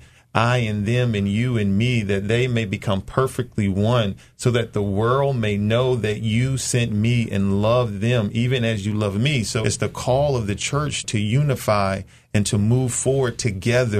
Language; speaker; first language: English; native; English